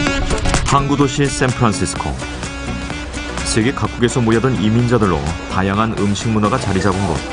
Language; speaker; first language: Korean; native; Korean